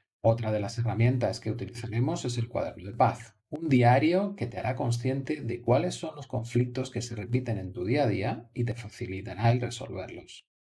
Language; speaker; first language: Spanish; native; Spanish